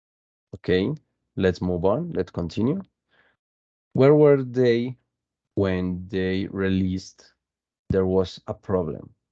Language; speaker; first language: English; non-native, fluent; Spanish